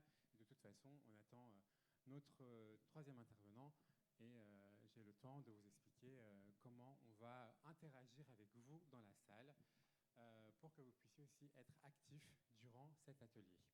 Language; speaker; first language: French; native; French